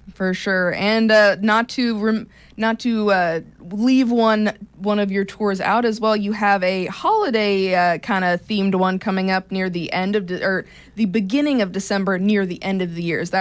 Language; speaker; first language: English; native; English